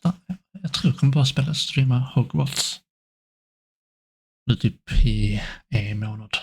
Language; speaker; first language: Swedish; non-native, learner; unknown